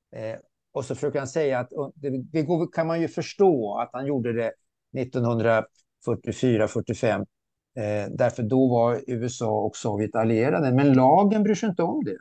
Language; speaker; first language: Swedish; early bilingual, other home language; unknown